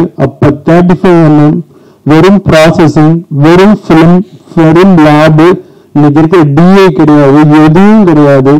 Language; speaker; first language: Tamil; native; Tamil